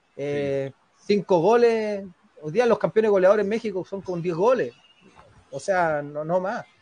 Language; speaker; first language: Spanish; native; Spanish